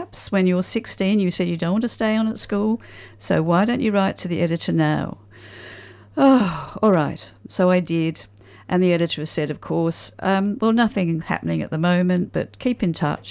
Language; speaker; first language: English; native; English